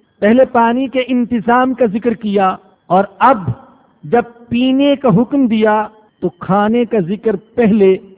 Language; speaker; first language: Urdu; non-native, local second language; Punjabi